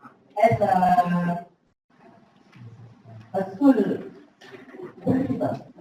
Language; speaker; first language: English; non-native, fluent; Indonesian